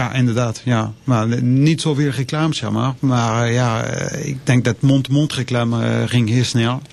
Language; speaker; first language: Dutch; non-native, fluent; French